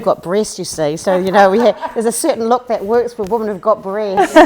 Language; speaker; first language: English; native; English